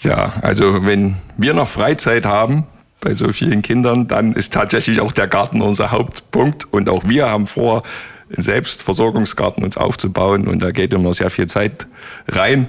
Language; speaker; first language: German; native; German